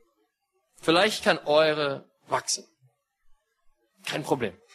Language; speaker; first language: German; non-native, fluent; English